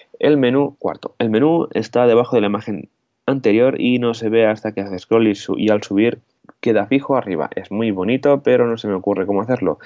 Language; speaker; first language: Spanish; non-native, local second language; Catalan